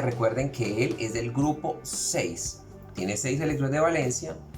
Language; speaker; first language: Spanish; native; Spanish